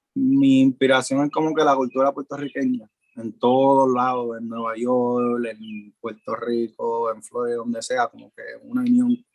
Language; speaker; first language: Spanish; early bilingual, heritage; Spanish